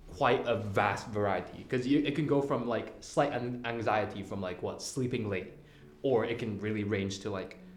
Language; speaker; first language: English; non-native, local second language; Cantonese